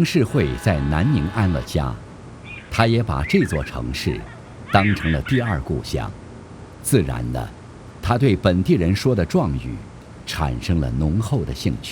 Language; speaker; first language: Chinese; native; Chinese